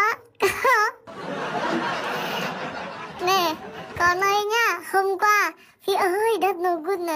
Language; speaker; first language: Vietnamese; non-native, learner; Indonesian